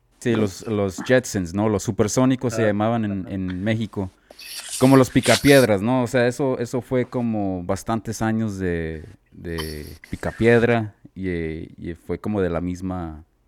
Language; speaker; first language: Spanish; early bilingual, heritage; Spanish